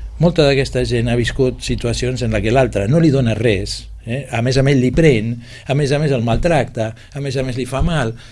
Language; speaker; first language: Catalan; native; Catalan